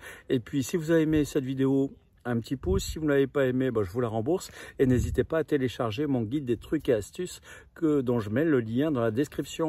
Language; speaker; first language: French; native; French